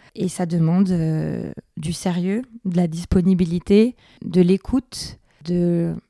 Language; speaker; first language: French; native; French